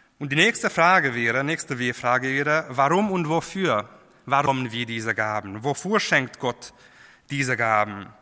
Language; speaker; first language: German; non-native, fluent; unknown